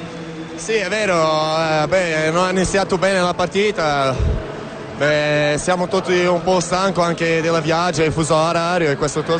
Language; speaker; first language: Italian; non-native, learner; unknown